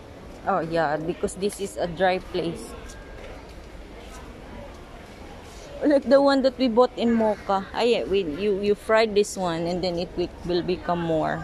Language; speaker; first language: English; non-native, local second language; Filipino